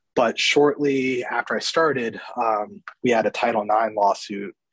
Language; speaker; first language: English; native; English